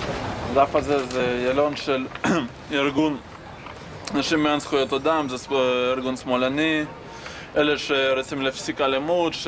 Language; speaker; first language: Hebrew; native; Hebrew